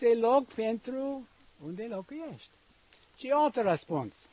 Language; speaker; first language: Romanian; non-native, learner; English